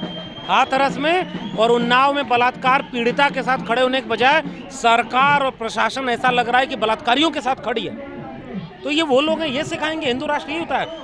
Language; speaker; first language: Hindi; native; Hindi